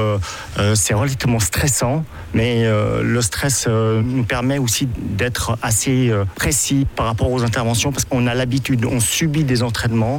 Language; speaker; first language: French; native; French